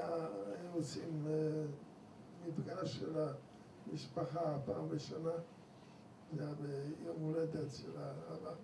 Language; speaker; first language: Hebrew; non-native, fluent; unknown